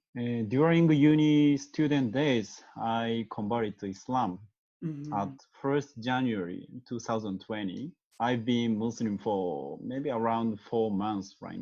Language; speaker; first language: English; non-native, learner; Japanese